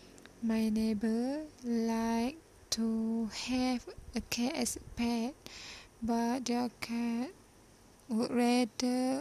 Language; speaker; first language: English; non-native, learner; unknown